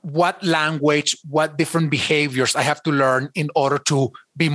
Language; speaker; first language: English; non-native, fluent; Spanish